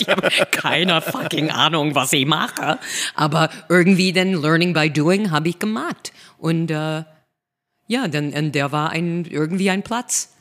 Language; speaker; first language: German; non-native, fluent; English